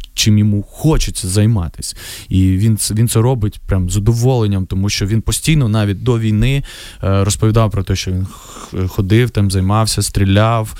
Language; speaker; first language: Ukrainian; non-native, local second language; Russian